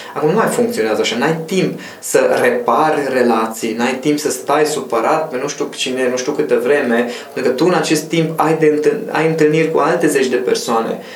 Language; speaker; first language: Romanian; non-native, local second language; Hungarian